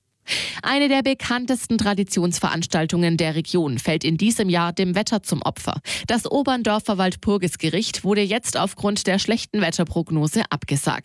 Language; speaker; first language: German; native; German